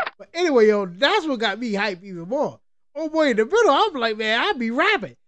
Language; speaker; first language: English; native; English